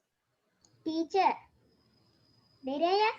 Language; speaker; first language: English; non-native, learner; Sinhala